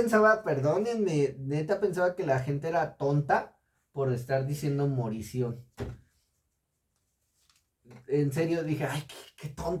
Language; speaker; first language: Spanish; native; Spanish